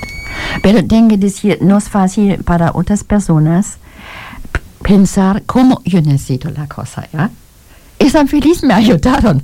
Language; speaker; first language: Spanish; non-native, learner; German